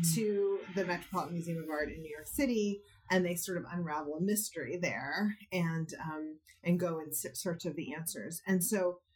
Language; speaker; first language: English; native; English